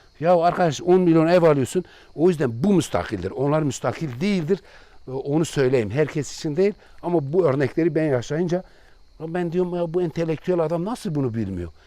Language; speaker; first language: Turkish; non-native, local second language; Kurdish